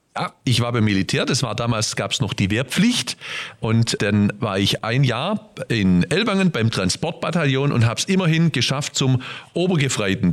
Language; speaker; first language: German; native; German